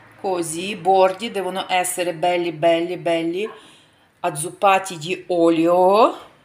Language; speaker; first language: Italian; non-native, learner; Ukrainian